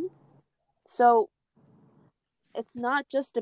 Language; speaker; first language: English; native; English